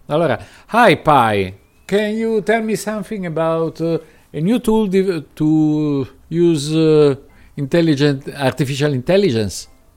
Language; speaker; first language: English; non-native, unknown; Italian